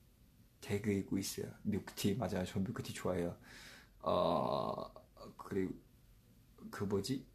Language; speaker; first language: Korean; non-native, fluent; Chinese